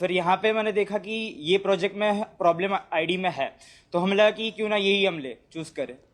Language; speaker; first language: Hindi; non-native, local second language; Gujarati